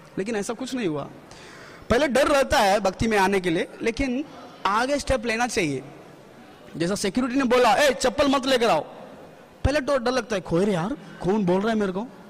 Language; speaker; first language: Hindi; non-native, local second language; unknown